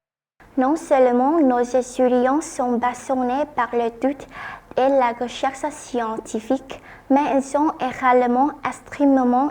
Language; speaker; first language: French; non-native, fluent; Vietnamese